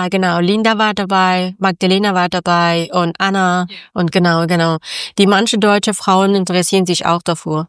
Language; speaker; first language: German; non-native, learner; Persian